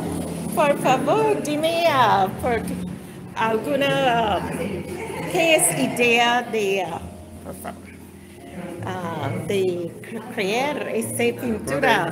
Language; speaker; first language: Spanish; non-native, learner; English